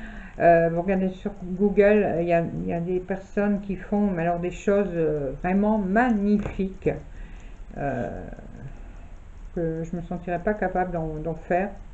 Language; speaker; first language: French; native; French